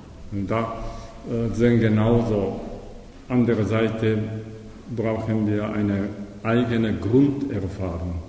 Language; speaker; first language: German; non-native, learner; Japanese